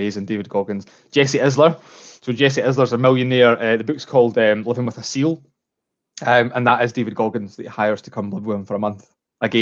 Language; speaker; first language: English; native; English